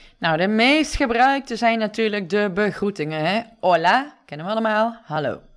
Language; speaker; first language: Dutch; native; Dutch